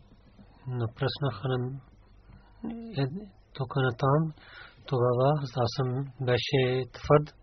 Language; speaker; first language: Bulgarian; non-native, learner; Urdu